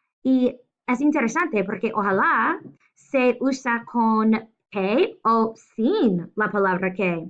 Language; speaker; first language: Spanish; non-native, fluent; English